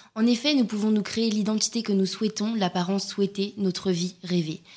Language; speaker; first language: French; native; French